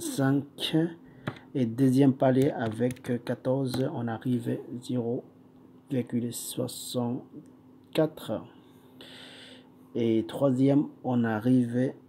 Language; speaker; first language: French; non-native, fluent; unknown